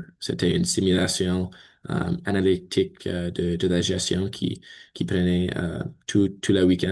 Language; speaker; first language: French; non-native, learner; English